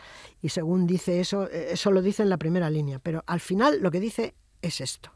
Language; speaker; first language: Spanish; native; Spanish